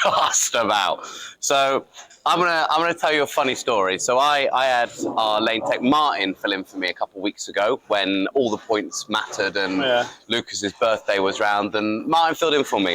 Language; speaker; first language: English; native; English